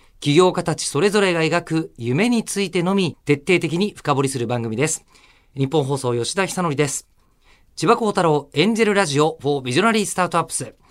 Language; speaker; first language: Japanese; native; Japanese